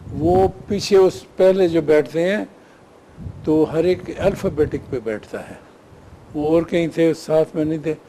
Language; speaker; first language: Urdu; non-native, local second language; Sindhi